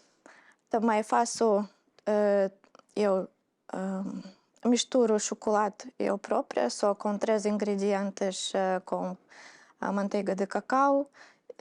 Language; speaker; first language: Portuguese; non-native, fluent; Russian